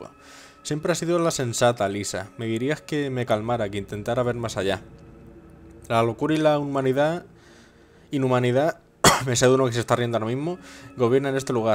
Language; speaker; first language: Spanish; native; Spanish